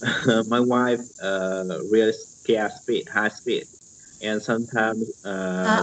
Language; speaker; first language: English; non-native, learner; Vietnamese